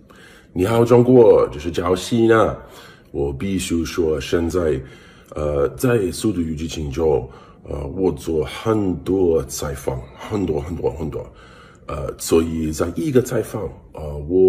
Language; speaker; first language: Chinese; non-native, learner; English